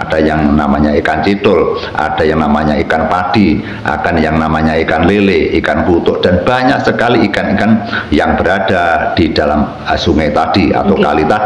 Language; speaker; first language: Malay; non-native, local second language; Javanese